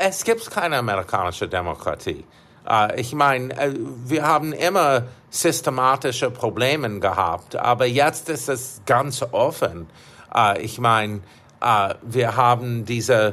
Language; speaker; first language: German; non-native, fluent; English